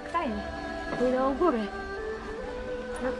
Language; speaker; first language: Polish; early bilingual, heritage; Polish